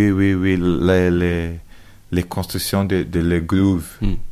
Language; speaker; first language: French; non-native, learner; Portuguese